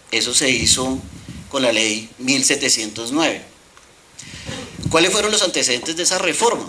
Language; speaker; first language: Spanish; native; Spanish